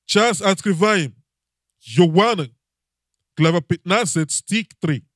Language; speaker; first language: Russian; non-native, learner; English